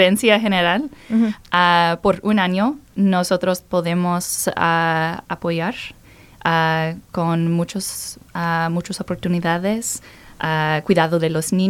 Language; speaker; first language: Spanish; non-native, learner; English